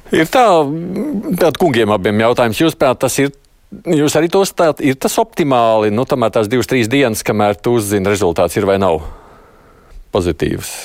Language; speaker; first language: Latvian; native; Latvian